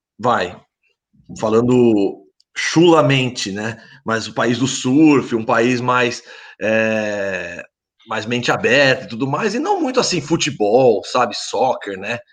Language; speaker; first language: Portuguese; native; Portuguese